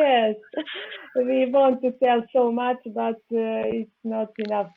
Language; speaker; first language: English; non-native, learner; Serbian